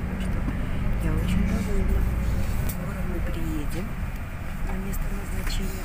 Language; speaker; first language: Russian; native; Russian